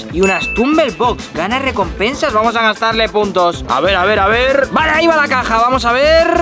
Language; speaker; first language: Spanish; native; Spanish